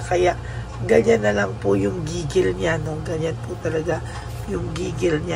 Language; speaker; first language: Filipino; native; Filipino